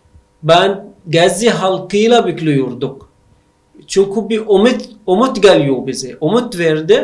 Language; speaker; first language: Turkish; non-native, fluent; Arabic